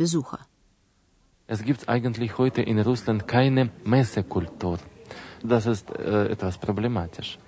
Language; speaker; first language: German; non-native, fluent; Russian